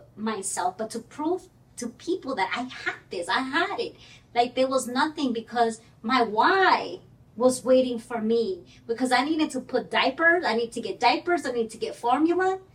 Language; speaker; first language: English; early bilingual, other home language; Spanish